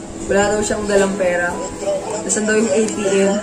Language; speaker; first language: Filipino; native; Filipino